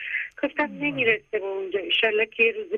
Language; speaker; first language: Persian; native; Persian